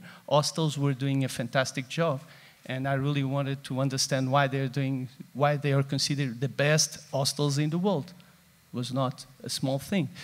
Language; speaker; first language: English; non-native, fluent; Portuguese